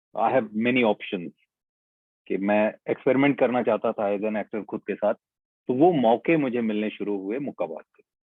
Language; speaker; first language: Hindi; native; Hindi